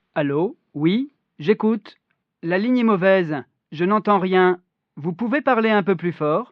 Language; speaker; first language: French; native; French